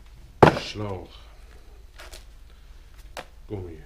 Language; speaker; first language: German; native; German